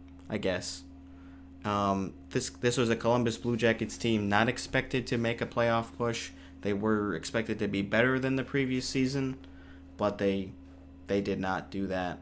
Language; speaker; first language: English; native; English